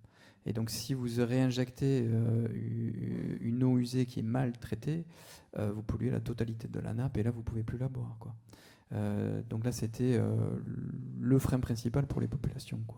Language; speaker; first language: French; native; French